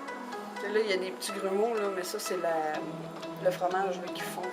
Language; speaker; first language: French; native; French